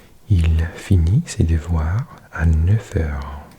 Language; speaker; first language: French; non-native, learner; English